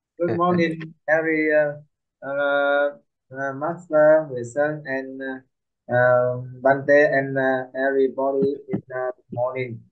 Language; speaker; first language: English; non-native, learner; Vietnamese